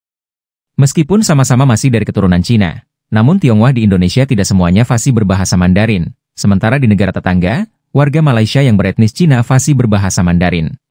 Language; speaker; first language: Indonesian; native; Indonesian